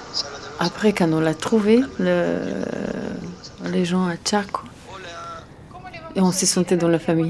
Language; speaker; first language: French; non-native, fluent; Serbian